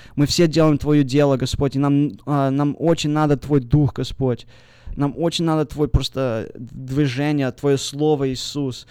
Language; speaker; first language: Russian; early bilingual, heritage; Russian